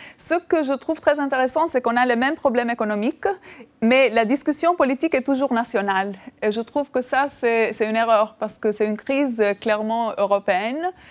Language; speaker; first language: French; non-native, fluent; Albanian